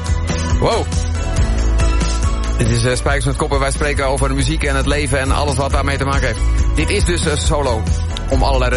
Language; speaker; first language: Dutch; native; Dutch